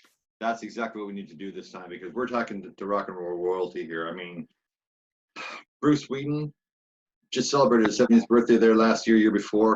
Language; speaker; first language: English; native; English